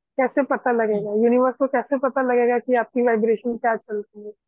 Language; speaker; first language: Hindi; native; Hindi